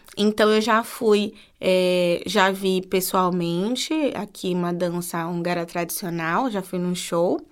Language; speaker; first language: Portuguese; native; Portuguese